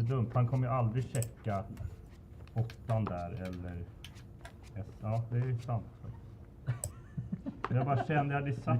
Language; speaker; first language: Swedish; native; Swedish